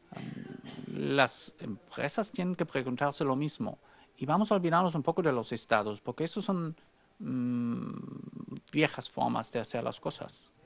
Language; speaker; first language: Spanish; non-native, fluent; German